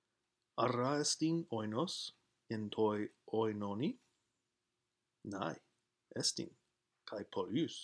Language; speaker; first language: Greek; non-native, fluent; English